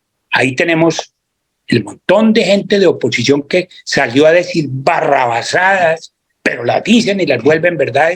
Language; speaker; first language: Spanish; native; Spanish